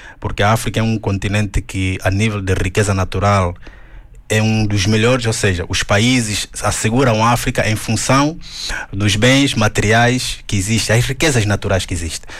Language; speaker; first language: Portuguese; native; Portuguese